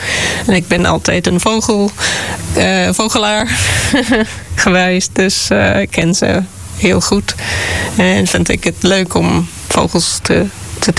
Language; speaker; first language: Dutch; non-native, fluent; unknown